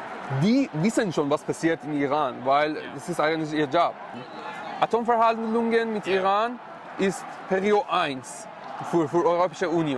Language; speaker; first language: German; non-native, learner; Persian